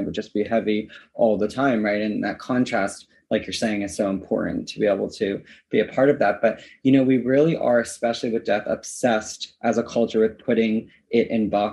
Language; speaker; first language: English; native; English